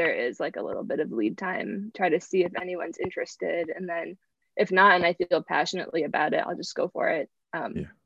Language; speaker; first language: English; early bilingual, other home language; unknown